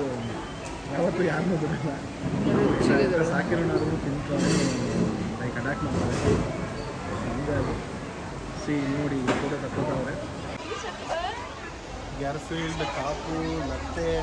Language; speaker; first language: Kannada; native; Kannada